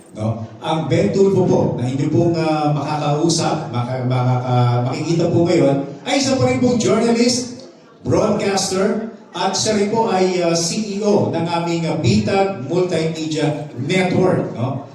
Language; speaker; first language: Filipino; native; Filipino